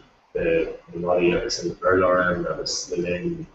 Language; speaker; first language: Irish; non-native, local second language; English